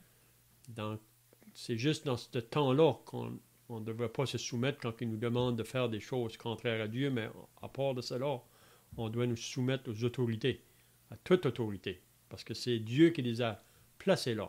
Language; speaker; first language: French; native; French